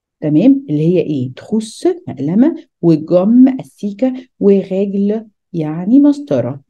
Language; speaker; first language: Arabic; native; Arabic